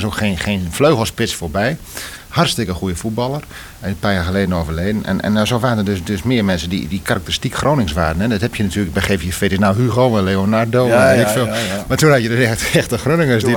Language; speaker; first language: Dutch; native; Dutch